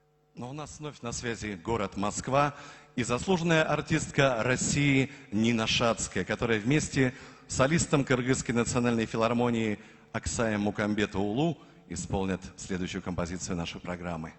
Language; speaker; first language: Russian; native; Russian